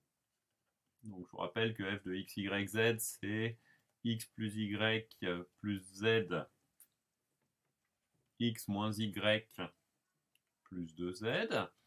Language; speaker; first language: French; native; French